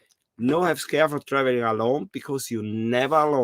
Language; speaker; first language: English; non-native, learner; German